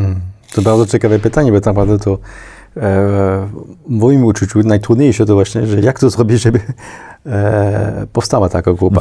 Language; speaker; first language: Polish; non-native, fluent; French